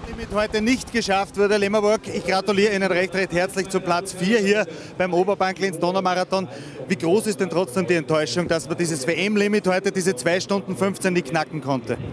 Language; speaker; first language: German; native; German